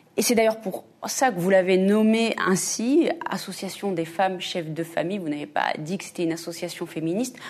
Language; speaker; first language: French; native; French